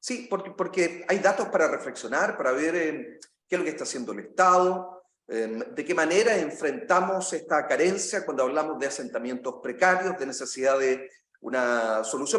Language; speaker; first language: Spanish; native; Spanish